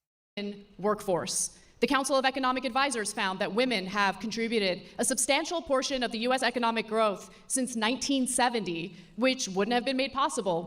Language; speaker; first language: English; native; English